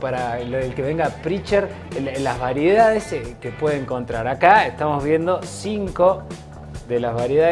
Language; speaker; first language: Spanish; native; Spanish